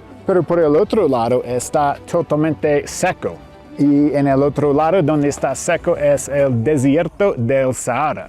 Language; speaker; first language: Spanish; non-native, fluent; English